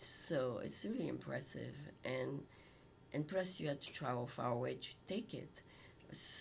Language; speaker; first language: English; non-native, fluent; French